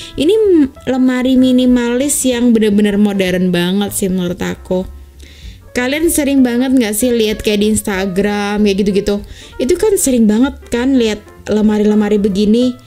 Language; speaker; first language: Indonesian; native; Indonesian